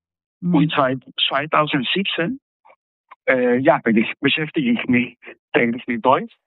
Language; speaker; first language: German; non-native, fluent; Spanish